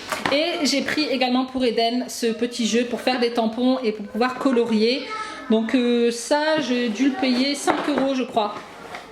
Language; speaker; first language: French; native; French